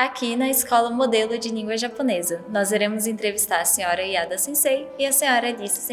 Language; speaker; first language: Portuguese; native; Portuguese